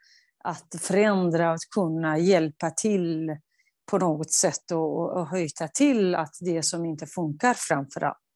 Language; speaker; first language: Swedish; non-native, fluent; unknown